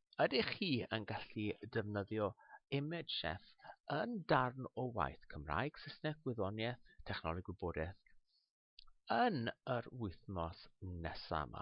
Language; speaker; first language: Welsh; non-native, local second language; English